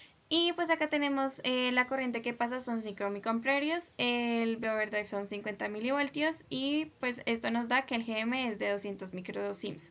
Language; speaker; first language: Spanish; native; Spanish